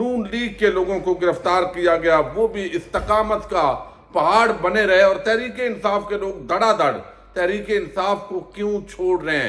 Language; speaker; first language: Urdu; native; Urdu